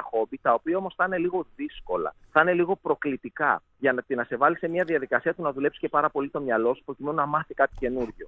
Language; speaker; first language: Greek; native; Greek